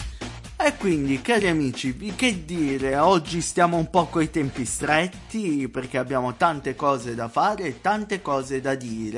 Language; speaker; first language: Italian; native; Italian